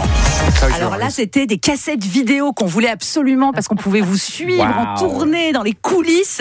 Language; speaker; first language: French; native; French